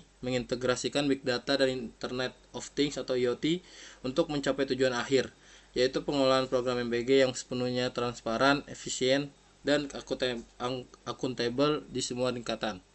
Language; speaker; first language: Indonesian; native; Indonesian